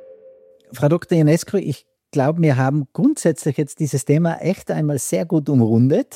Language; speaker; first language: German; native; German